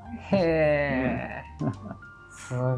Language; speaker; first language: Japanese; native; Japanese